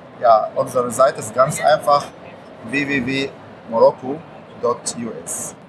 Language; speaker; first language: German; non-native, learner; Arabic